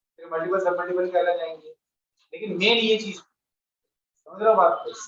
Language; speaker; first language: Hindi; non-native, local second language; Marathi